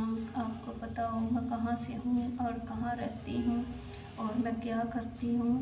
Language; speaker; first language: Hindi; native; Hindi